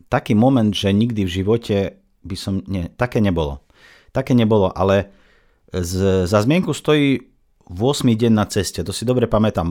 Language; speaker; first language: Slovak; non-native, fluent; Russian